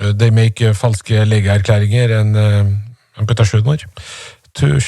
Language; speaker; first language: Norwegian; native; Norwegian